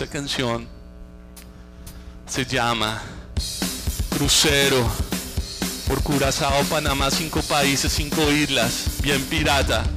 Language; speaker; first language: Spanish; native; Spanish